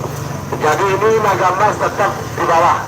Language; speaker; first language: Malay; non-native, local second language; Madurese